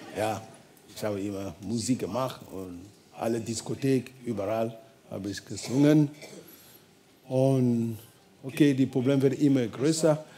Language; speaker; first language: German; non-native, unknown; Ewe